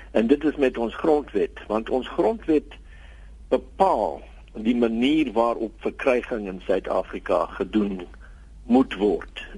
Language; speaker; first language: Afrikaans; non-native, local second language; English